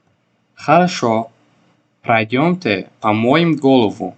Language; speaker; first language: Russian; non-native, local second language; Tajik